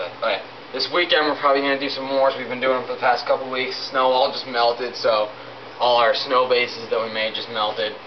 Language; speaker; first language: English; native; English